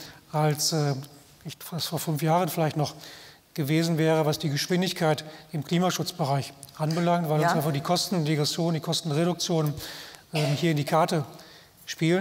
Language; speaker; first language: German; native; German